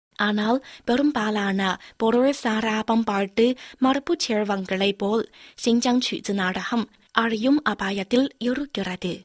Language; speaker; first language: Tamil; non-native, fluent; Chinese